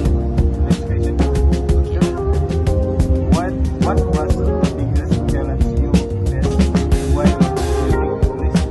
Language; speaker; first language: English; non-native, learner; Indonesian